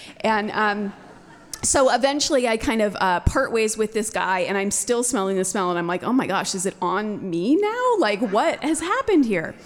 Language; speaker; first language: English; native; English